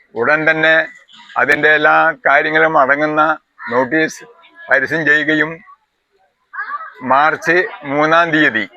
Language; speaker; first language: Malayalam; native; Malayalam